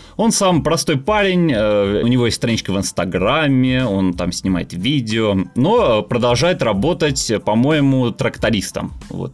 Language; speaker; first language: Russian; native; Russian